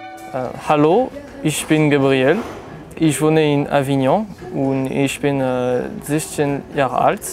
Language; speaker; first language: German; non-native, learner; French